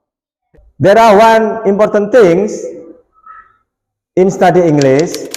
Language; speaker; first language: English; non-native, learner; Indonesian